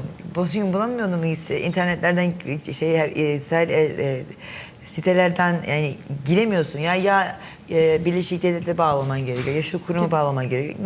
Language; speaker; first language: Turkish; early bilingual, heritage; Turkish